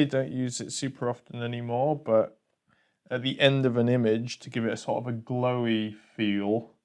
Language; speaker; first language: English; native; English